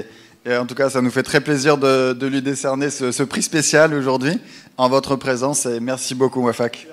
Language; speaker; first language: French; native; French